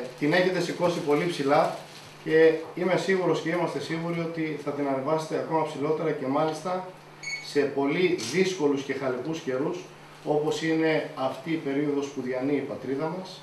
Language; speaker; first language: Greek; native; Greek